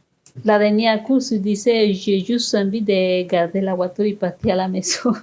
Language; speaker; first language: French; non-native, fluent; Spanish